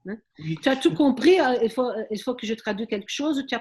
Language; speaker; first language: French; non-native, learner; Portuguese